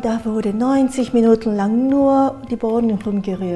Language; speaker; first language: German; non-native, fluent; Japanese